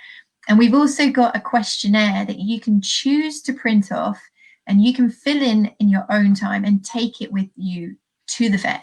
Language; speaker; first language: English; native; English